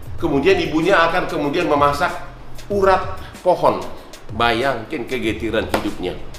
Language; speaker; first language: Indonesian; non-native, local second language; Batak Toba